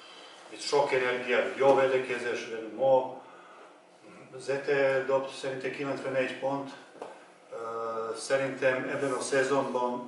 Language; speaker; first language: Hungarian; non-native, learner; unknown